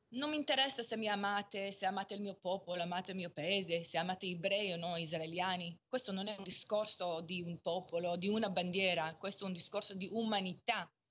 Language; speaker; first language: Italian; non-native, fluent; Hebrew